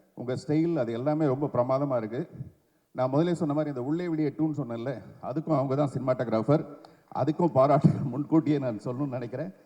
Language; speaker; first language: Tamil; native; Tamil